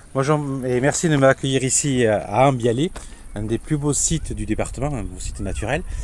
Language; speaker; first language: French; native; French